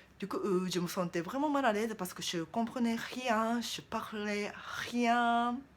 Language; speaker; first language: French; non-native, learner; Japanese